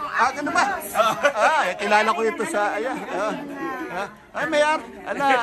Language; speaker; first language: Filipino; native; Filipino